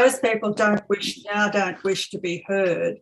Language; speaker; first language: English; native; English